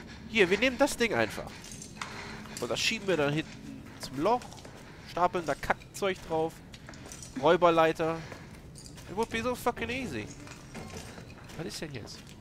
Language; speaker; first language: German; native; German